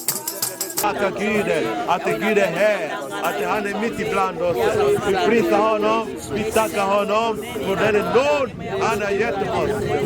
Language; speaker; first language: Swedish; non-native, fluent; Lingala